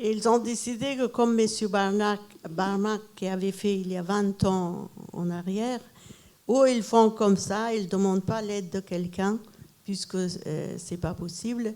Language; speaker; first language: French; non-native, fluent; Persian